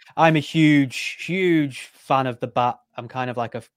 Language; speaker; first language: English; native; English